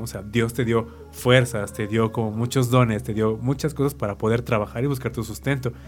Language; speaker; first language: Spanish; native; Spanish